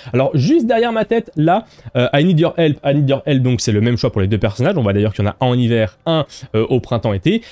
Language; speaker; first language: French; native; French